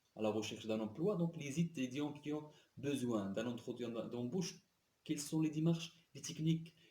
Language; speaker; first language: French; non-native, local second language; Arabic